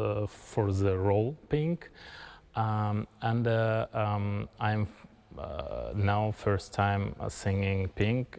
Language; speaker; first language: English; non-native, learner; Kazakh